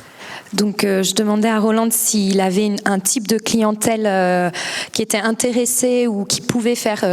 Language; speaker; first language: French; native; French